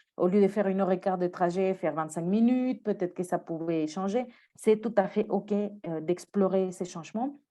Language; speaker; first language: French; non-native, fluent; Spanish